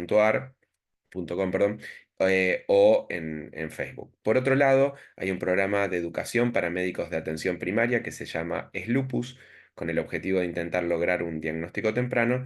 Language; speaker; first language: Spanish; native; Spanish